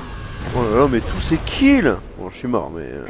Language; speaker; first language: French; native; French